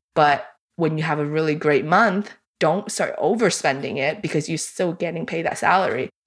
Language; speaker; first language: English; early bilingual, other home language; Chinese